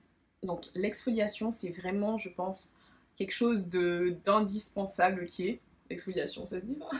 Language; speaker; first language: French; native; French